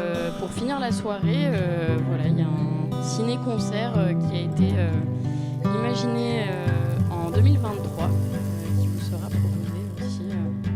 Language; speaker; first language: French; native; French